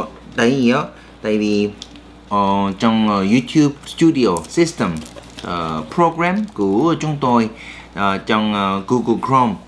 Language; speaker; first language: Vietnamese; non-native, learner; Korean